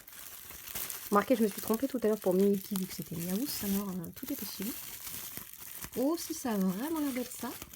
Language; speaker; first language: French; native; French